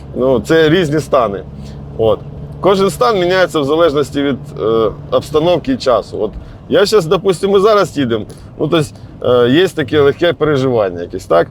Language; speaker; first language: Ukrainian; non-native, local second language; Russian